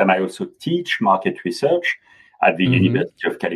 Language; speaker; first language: English; non-native, fluent; French